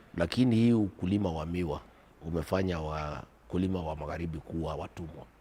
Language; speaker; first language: Swahili; non-native, local second language; Kikuyu